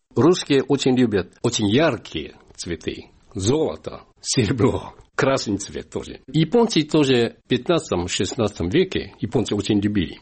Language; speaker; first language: Russian; non-native, fluent; Japanese